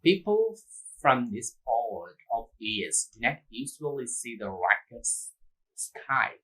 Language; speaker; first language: English; non-native, local second language; Tamil